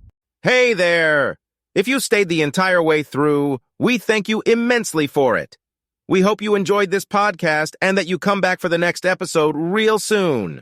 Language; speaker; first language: English; native; English